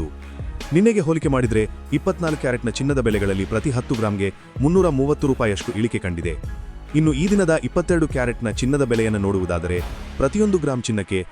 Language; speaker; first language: Kannada; native; Kannada